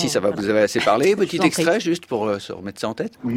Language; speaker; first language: French; native; French